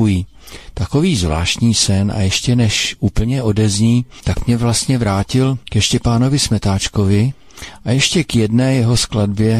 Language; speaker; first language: Czech; native; Czech